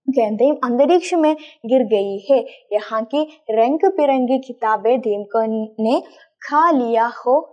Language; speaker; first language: Hindi; non-native, local second language; Malayalam